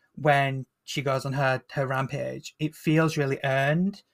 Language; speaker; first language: English; native; English